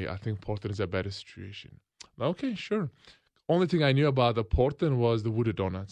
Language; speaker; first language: English; non-native, fluent; Turkish